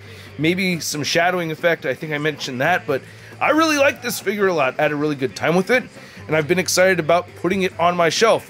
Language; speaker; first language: English; native; English